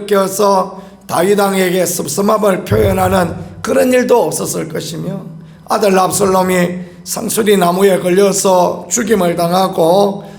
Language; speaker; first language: Korean; native; Korean